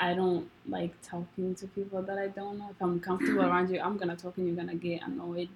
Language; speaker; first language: English; non-native, local second language; Kinyarwanda